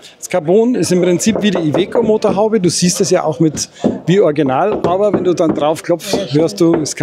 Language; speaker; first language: German; native; German